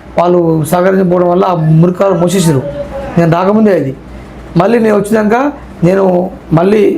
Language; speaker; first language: Telugu; non-native, local second language; Lambadi